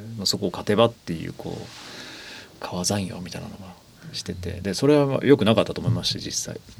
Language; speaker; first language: Japanese; native; Japanese